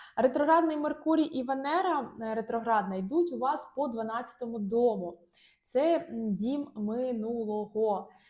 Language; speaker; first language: Ukrainian; non-native, local second language; Russian